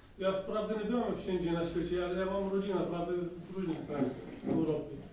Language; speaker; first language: Polish; non-native, fluent; Arabic